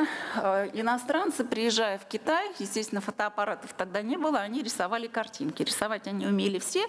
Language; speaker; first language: Russian; native; Russian